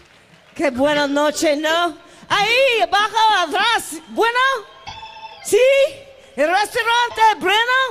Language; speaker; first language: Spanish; non-native, learner; English